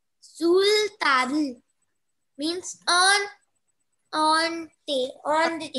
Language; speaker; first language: English; non-native, local second language; Hindi